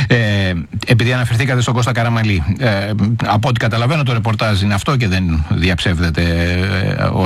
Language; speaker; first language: Greek; native; Greek